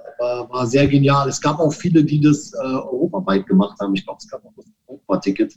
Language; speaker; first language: German; native; German